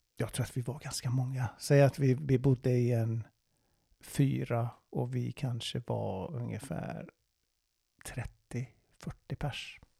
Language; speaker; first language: Swedish; non-native, fluent; Persian